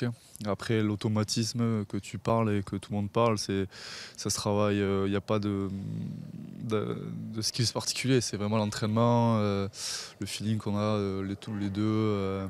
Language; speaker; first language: French; native; French